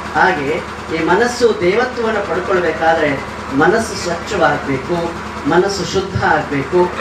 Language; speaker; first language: Kannada; native; Kannada